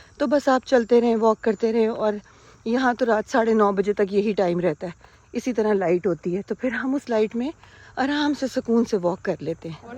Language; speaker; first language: Urdu; native; Urdu